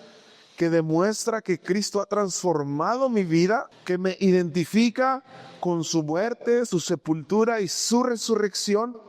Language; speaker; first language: Spanish; native; Spanish